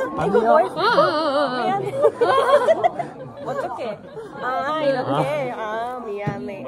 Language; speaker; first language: Korean; non-native, learner; Hindi